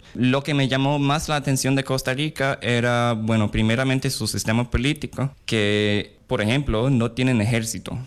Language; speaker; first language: Spanish; non-native, fluent; English